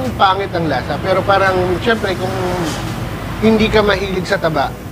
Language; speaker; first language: Filipino; non-native, local second language; Bikol